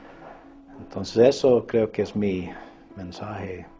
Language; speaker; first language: Spanish; non-native, fluent; English